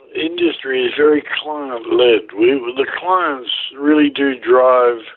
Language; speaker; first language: English; native; English